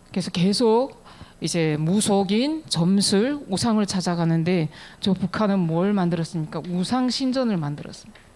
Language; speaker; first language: Korean; native; Korean